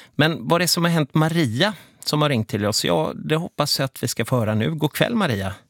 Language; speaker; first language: Swedish; native; Swedish